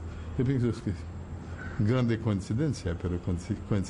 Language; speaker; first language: Spanish; non-native, fluent; Haitian Creole